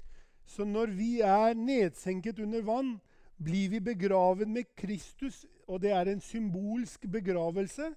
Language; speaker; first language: Norwegian; non-native, fluent; Albanian